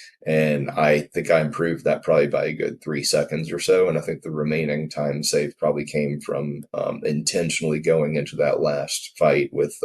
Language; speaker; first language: English; native; English